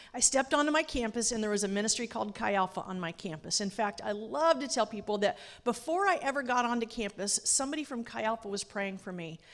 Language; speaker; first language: English; native; English